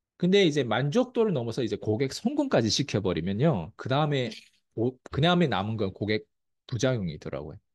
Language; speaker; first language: Korean; early bilingual, heritage; Korean